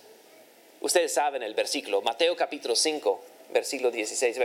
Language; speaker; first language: Spanish; non-native, fluent; English